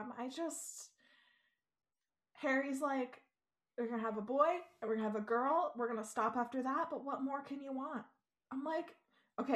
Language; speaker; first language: English; native; English